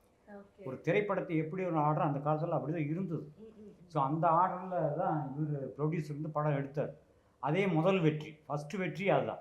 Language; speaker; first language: Tamil; native; Tamil